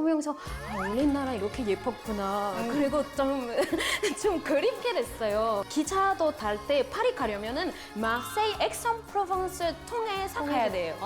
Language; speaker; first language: Korean; non-native, fluent; French